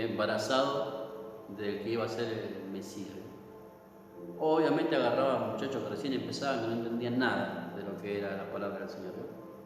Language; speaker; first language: Spanish; native; Spanish